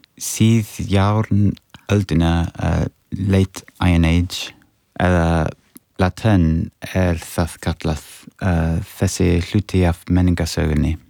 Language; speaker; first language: Icelandic; non-native, fluent; English